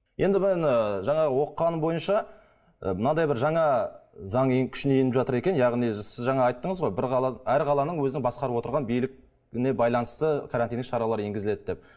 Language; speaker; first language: Kazakh; native; Kazakh